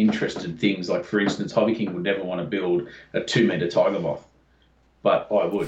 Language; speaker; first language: English; native; English